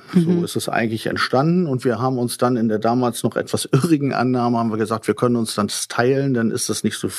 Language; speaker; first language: German; native; German